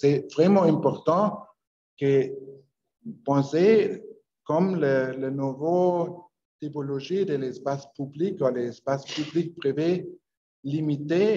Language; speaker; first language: French; non-native, learner; Spanish